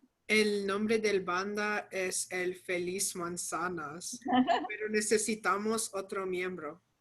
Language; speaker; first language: Spanish; non-native, learner; English